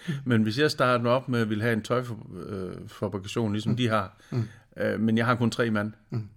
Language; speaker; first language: Danish; native; Danish